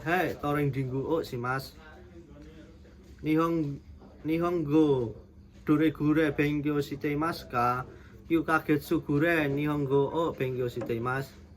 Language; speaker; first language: Japanese; non-native, learner; Indonesian